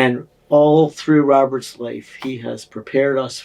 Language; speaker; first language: English; native; English